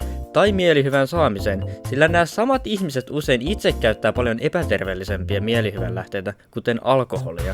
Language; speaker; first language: Finnish; native; Finnish